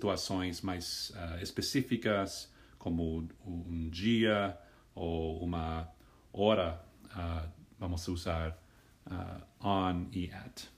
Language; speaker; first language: Portuguese; non-native, fluent; English